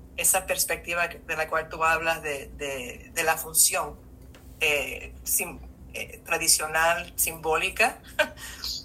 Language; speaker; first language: Spanish; native; Spanish